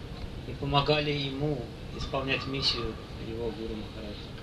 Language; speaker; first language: Russian; native; Russian